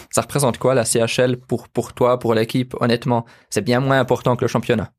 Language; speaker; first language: French; native; French